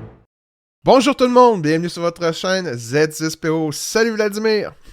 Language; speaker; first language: French; native; French